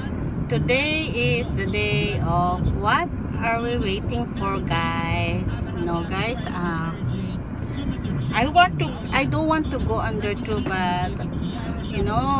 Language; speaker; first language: English; non-native, local second language; Filipino